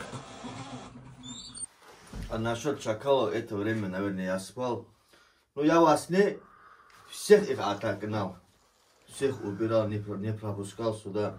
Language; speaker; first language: Russian; non-native, local second language; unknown